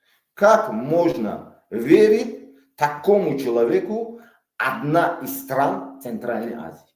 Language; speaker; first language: Russian; non-native, local second language; Tajik